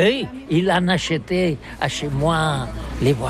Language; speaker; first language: French; non-native, learner; Catalan